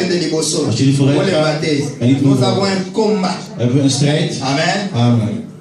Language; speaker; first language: Dutch; non-native, learner; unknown